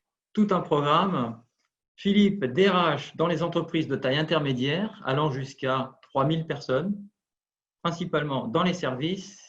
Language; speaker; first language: French; native; French